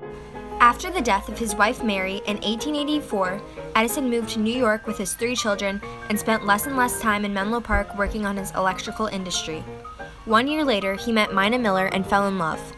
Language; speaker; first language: English; native; English